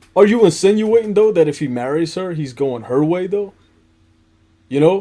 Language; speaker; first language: English; native; English